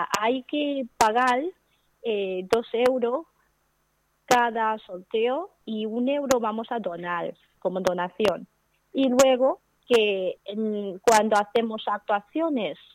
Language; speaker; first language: Spanish; non-native, learner; Chinese